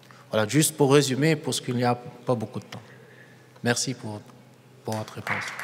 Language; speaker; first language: French; non-native, local second language; Arabic